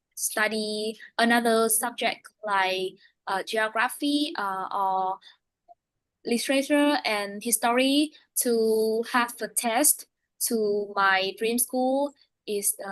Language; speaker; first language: English; non-native, learner; Vietnamese